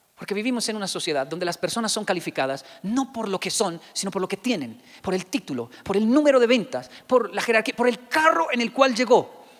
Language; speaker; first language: Spanish; native; Spanish